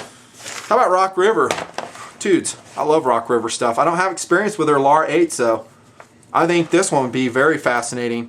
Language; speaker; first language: English; native; English